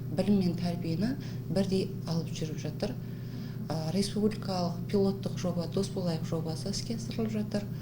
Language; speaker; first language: Kazakh; native; Kazakh